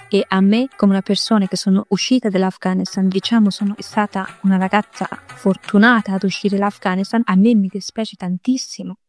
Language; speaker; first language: Italian; non-native, fluent; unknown